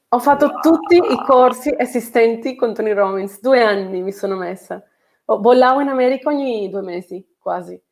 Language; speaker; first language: Italian; non-native, fluent; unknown